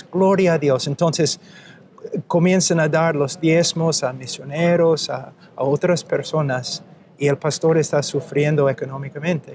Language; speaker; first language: Spanish; non-native, fluent; English